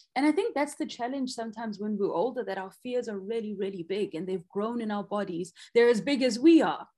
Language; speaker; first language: English; non-native, local second language; Zulu